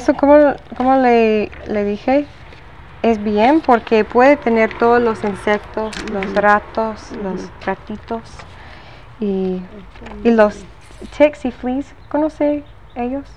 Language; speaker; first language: Spanish; non-native, learner; English